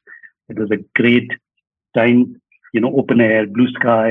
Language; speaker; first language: English; non-native, local second language; Nepali